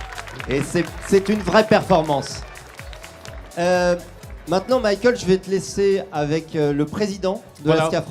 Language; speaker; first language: French; native; French